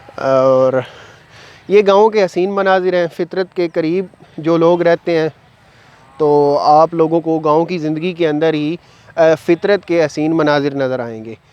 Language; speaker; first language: Urdu; non-native, local second language; Punjabi